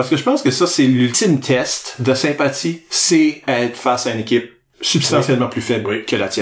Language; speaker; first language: French; native; French